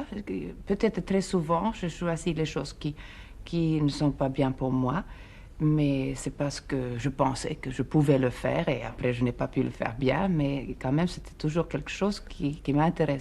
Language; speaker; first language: French; non-native, fluent; Swedish